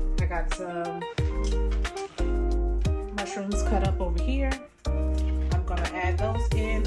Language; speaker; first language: English; native; English